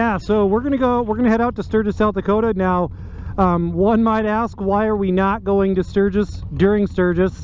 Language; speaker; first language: English; native; English